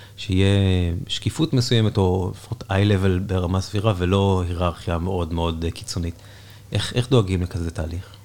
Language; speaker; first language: Hebrew; native; Hebrew